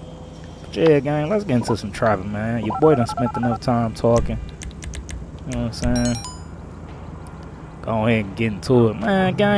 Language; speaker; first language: English; native; English